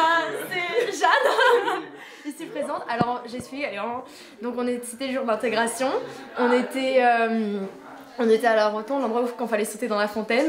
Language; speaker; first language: French; native; French